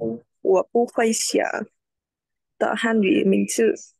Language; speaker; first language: Chinese; non-native, learner; Vietnamese